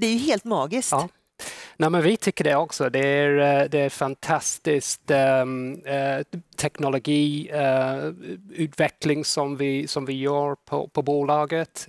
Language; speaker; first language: Swedish; non-native, fluent; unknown